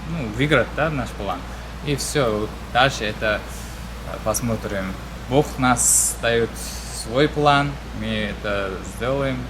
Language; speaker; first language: Russian; non-native, learner; Uzbek